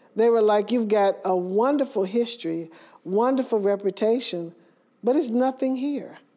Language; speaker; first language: English; native; English